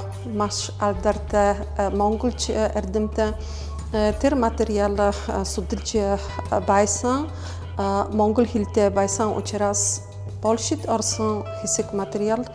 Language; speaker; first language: Mongolian; non-native, fluent; Polish